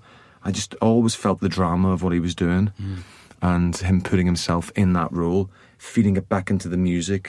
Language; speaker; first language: English; native; English